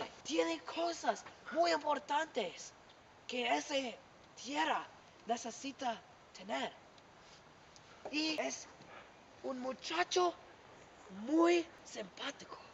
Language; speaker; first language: Spanish; non-native, learner; English